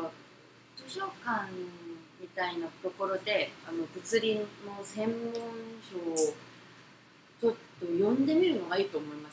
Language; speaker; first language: Japanese; non-native, fluent; Korean